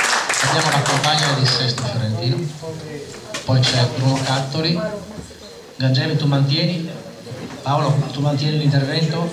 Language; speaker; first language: Italian; native; Italian